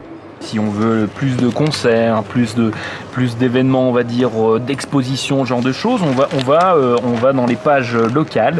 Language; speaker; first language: French; native; French